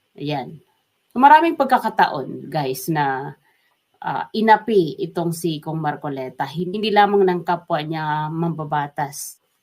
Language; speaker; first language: Filipino; non-native, local second language; Waray